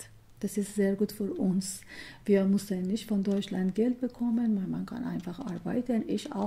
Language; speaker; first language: German; non-native, learner; Persian